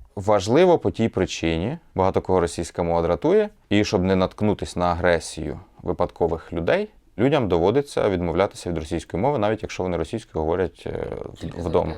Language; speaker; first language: Ukrainian; native; Ukrainian